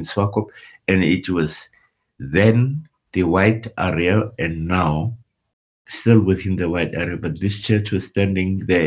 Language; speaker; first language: English; non-native, local second language; Afrikaans